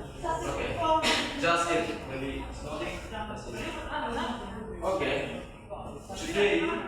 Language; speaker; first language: English; non-native, learner; Indonesian